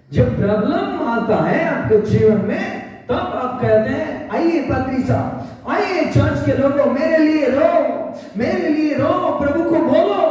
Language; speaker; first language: Hindi; non-native, local second language; Bangla